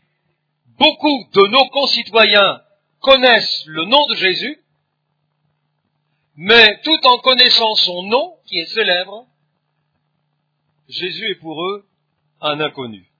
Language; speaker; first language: French; native; French